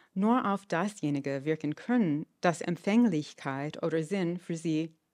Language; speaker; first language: German; non-native, fluent; English